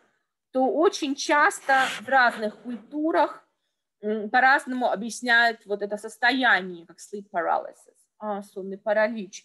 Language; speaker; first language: Russian; native; Russian